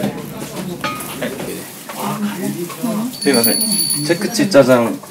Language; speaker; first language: Japanese; non-native, learner; Korean